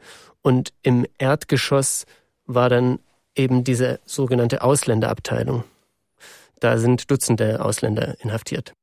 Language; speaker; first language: German; native; German